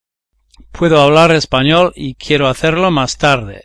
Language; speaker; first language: Spanish; non-native, learner; English